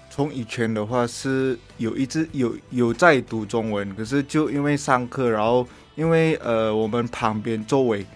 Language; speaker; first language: Chinese; non-native, fluent; Indonesian